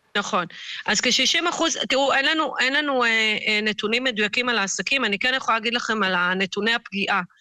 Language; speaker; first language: Hebrew; native; Hebrew